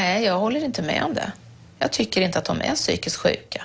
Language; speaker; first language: Swedish; native; Swedish